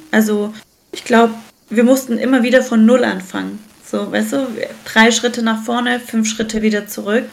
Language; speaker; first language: German; early bilingual, other home language; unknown